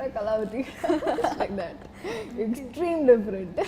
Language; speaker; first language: Telugu; non-native, fluent; Malayalam